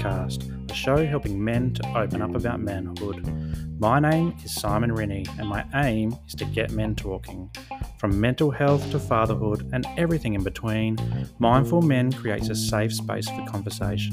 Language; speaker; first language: English; native; English